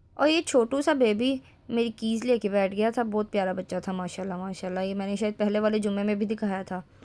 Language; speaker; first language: Urdu; native; Urdu